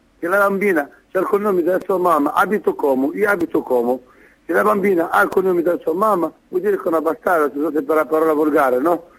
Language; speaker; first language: Italian; non-native, fluent; Arabic